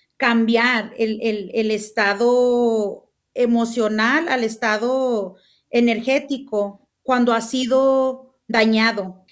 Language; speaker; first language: Spanish; early bilingual, heritage; Spanish